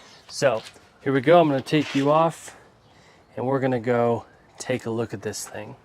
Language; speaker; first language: English; native; English